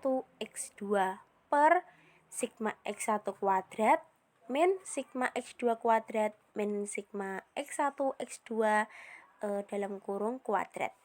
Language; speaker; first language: Indonesian; native; Indonesian